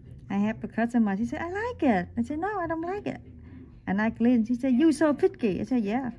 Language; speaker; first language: English; non-native, learner; Vietnamese